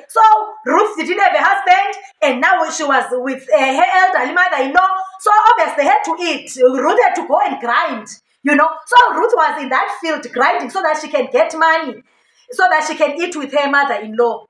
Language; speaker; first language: English; non-native, local second language; Xhosa